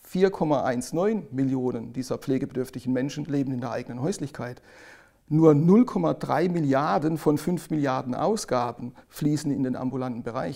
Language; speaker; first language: German; native; German